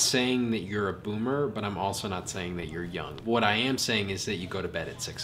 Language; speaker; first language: English; native; English